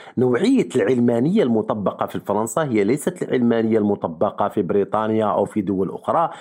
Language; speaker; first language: Arabic; native; Arabic